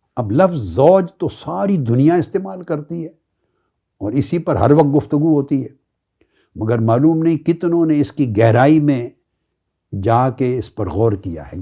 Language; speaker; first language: Urdu; non-native, local second language; Punjabi